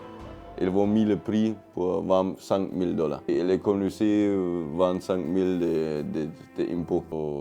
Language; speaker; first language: French; non-native, fluent; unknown